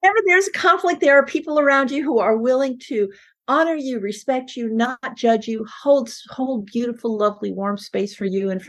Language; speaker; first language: English; non-native, fluent; Spanish